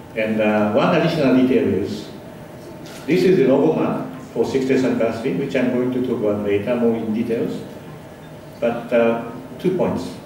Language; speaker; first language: English; non-native, fluent; Japanese